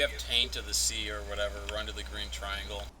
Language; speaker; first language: English; native; English